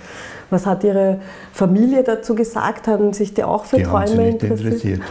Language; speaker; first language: German; native; German